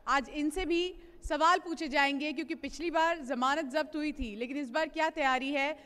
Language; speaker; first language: Hindi; native; Hindi